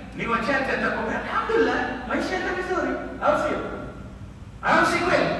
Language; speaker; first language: Swahili; native; Swahili